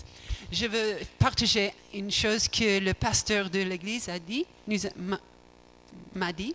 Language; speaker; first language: French; non-native, learner; English